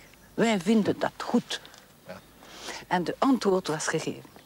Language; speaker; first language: Dutch; non-native, learner; French